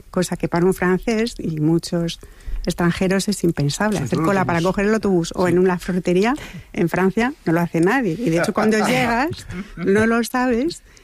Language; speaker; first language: Spanish; non-native, fluent; French